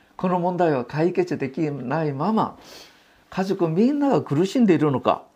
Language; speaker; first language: Japanese; non-native, fluent; Korean